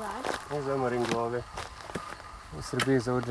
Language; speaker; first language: Croatian; native; Croatian